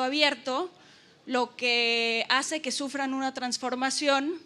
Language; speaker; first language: Spanish; native; Spanish